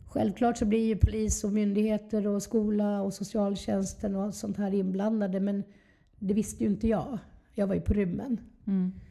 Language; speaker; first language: Swedish; native; Swedish